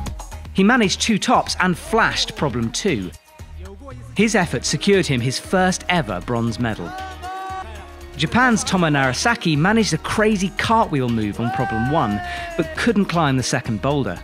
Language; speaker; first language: English; native; English